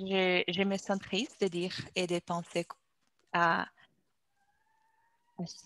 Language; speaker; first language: French; non-native, learner; Portuguese